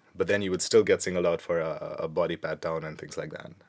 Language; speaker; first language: English; non-native, local second language; Punjabi